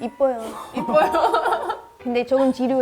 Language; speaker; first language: Korean; non-native, learner; English